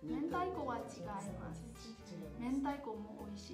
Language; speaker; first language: Japanese; non-native, fluent; Burmese